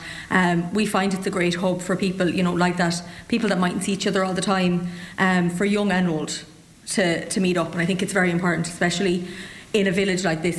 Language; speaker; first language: English; native; English